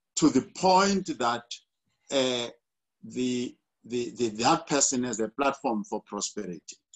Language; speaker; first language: English; non-native, local second language; Xhosa